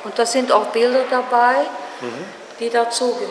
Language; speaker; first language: German; non-native, learner; Dutch